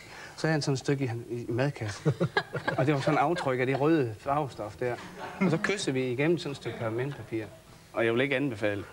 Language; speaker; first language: Danish; native; Danish